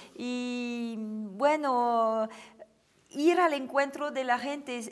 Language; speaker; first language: Spanish; non-native, fluent; French